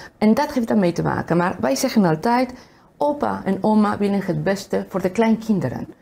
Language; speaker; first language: Dutch; non-native, fluent; Spanish